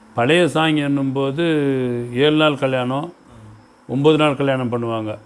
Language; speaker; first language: Tamil; non-native, local second language; Marathi